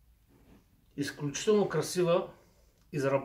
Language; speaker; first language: Bulgarian; native; Bulgarian